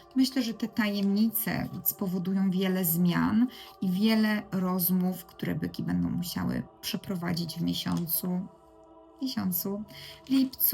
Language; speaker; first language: Polish; native; Polish